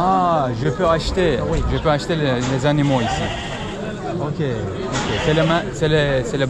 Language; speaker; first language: French; non-native, learner; Turkish